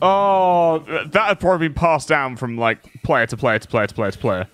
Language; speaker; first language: English; native; English